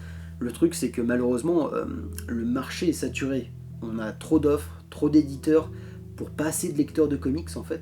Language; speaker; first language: French; native; French